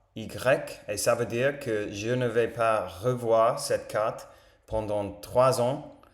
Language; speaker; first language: French; non-native, learner; English